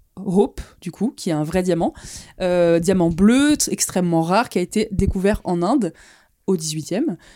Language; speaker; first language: French; native; French